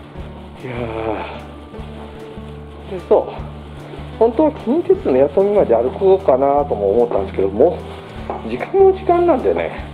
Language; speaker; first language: Japanese; native; Japanese